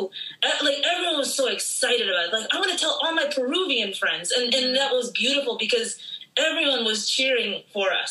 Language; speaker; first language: English; early bilingual, other home language; Spanish